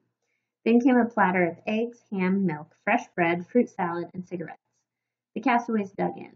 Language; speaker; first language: English; native; English